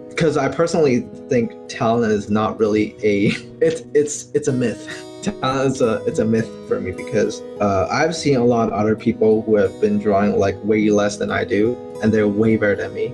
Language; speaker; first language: English; non-native, local second language; Cantonese